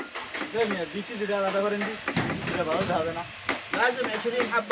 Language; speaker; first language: Arabic; non-native, learner; Bangla